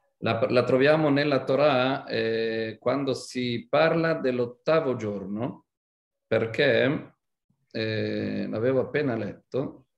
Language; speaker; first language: Italian; non-native, fluent; Hebrew